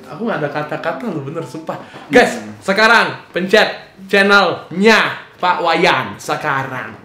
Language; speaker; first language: Indonesian; non-native, fluent; Russian